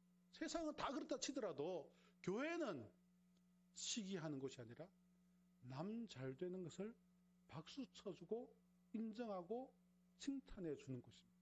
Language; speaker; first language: Korean; native; Korean